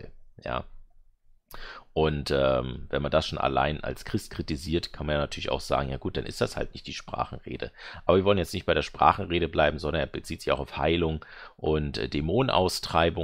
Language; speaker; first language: German; native; German